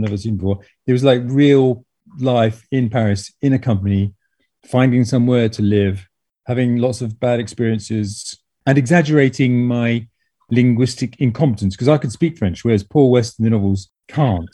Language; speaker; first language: English; native; English